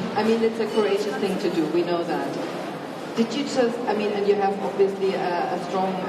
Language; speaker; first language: English; non-native, fluent; German